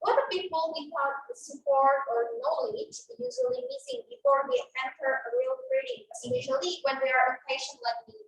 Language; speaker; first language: English; non-native, fluent; Indonesian